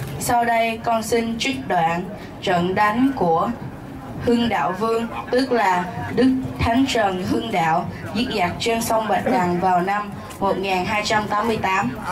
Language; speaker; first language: Vietnamese; early bilingual, heritage; Vietnamese